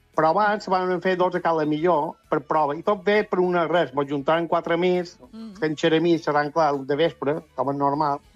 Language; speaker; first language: Catalan; native; Catalan